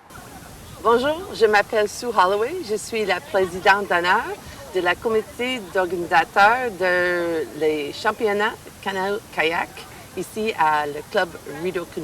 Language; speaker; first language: French; non-native, learner; English